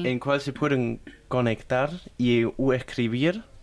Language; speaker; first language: Spanish; non-native, fluent; German